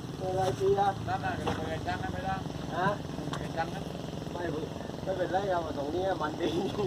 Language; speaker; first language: Thai; native; Thai